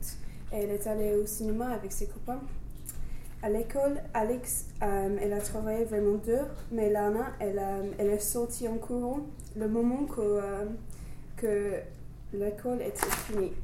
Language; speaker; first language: French; non-native, learner; English